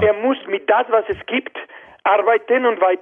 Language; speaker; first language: German; non-native, learner; Spanish